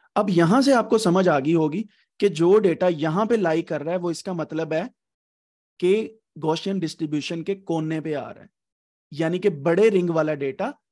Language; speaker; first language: Urdu; non-native, local second language; Punjabi